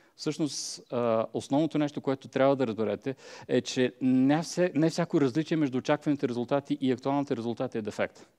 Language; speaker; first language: Bulgarian; native; Bulgarian